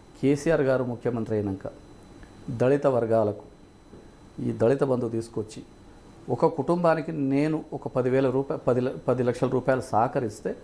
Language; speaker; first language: Telugu; non-native, local second language; Lambadi